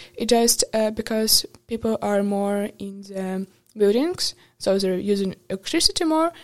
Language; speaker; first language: English; non-native, fluent; Ukrainian